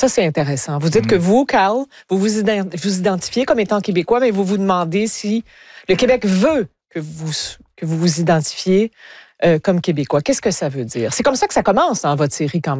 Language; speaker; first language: French; native; French